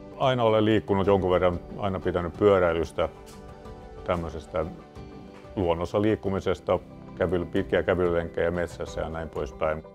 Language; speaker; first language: Finnish; early bilingual, other home language; Swedish